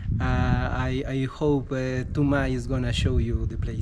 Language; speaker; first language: English; non-native, fluent; Spanish